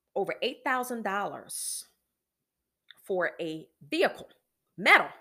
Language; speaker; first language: English; native; English